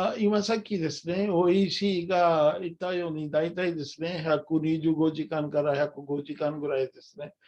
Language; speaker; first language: Japanese; non-native, fluent; Urdu